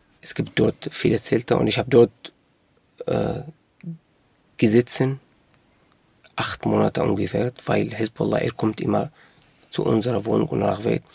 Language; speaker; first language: German; non-native, local second language; Arabic